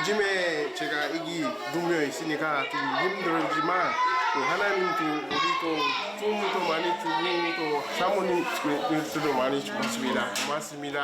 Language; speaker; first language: Korean; non-native, learner; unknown